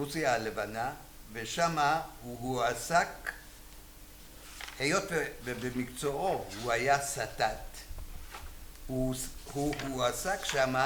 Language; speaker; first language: Hebrew; non-native, fluent; Hungarian